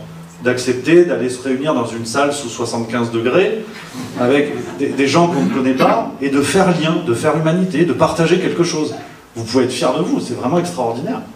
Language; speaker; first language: French; native; French